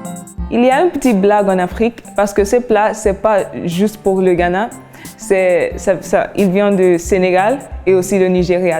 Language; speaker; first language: French; non-native, learner; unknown